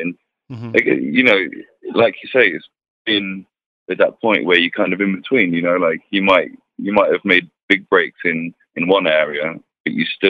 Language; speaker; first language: English; native; English